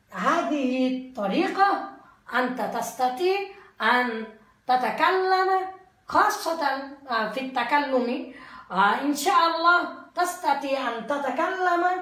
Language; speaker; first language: Arabic; non-native, fluent; Bangla